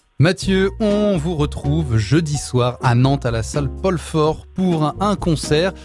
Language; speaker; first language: French; native; French